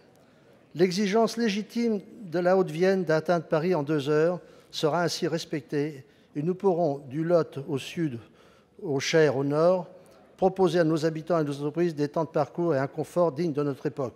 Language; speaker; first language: French; native; French